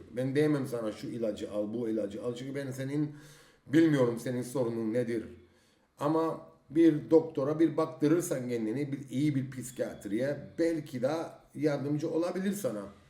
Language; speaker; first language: Turkish; early bilingual, heritage; Turkish